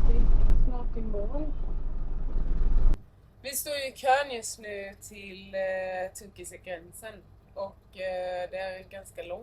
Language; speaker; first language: Swedish; native; Swedish